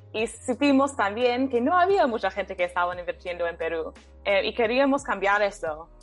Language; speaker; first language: Spanish; non-native, fluent; English